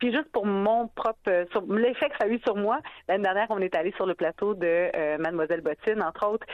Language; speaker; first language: French; native; French